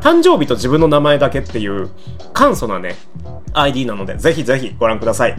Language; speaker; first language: Japanese; native; Japanese